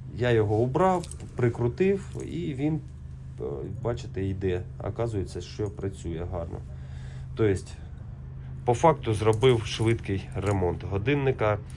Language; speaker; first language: Ukrainian; native; Ukrainian